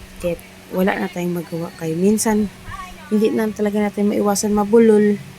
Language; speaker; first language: Filipino; non-native, local second language; Iloko